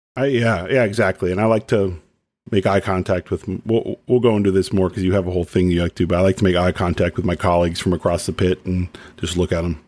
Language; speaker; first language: English; native; English